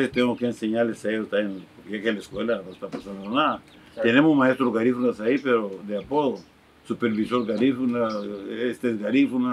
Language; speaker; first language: Spanish; native; Spanish